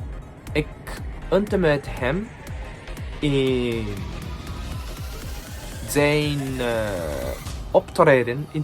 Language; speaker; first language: Dutch; non-native, learner; Japanese